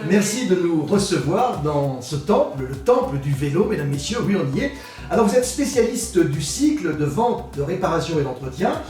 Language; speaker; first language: French; native; French